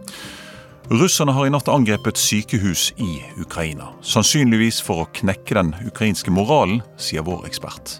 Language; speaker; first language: Norwegian; native; Norwegian